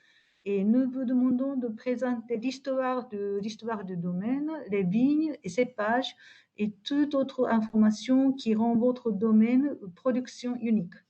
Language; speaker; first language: French; non-native, fluent; Japanese